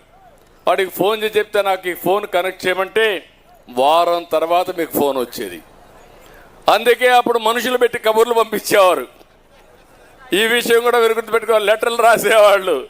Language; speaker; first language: Telugu; native; Telugu